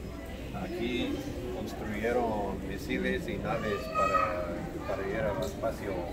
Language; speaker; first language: Spanish; non-native, learner; English